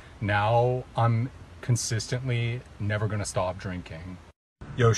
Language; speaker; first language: English; native; English